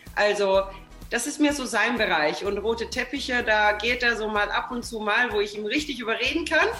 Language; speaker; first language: German; non-native, fluent; Swedish